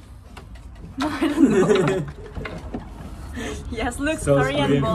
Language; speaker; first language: English; non-native, learner; Korean